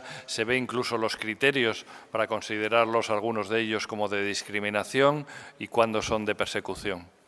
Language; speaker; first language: Spanish; native; Spanish